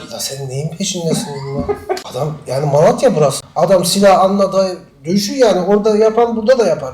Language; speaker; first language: Turkish; early bilingual, heritage; Turkish